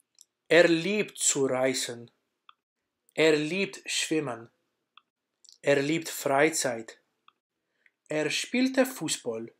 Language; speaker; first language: German; non-native, learner; English